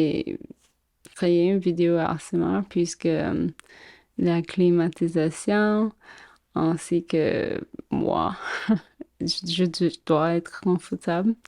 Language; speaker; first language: French; non-native, fluent; English